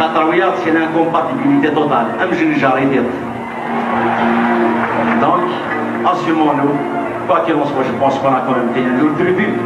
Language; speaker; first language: French; non-native, local second language; Kabyle